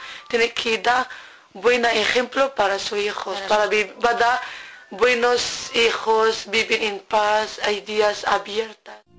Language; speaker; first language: Spanish; non-native, learner; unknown